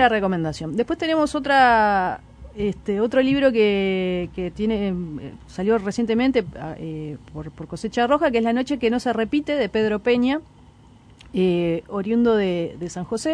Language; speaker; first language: Spanish; native; Spanish